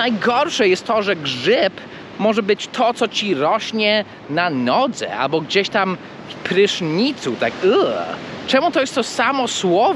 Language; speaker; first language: Polish; early bilingual, heritage; Polish